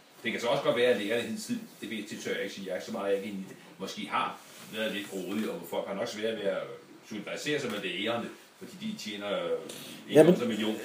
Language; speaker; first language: Danish; native; Danish